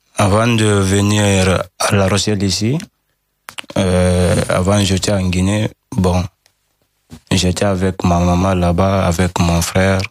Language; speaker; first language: French; non-native, learner; Fula